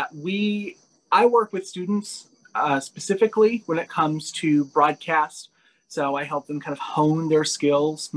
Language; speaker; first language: English; native; English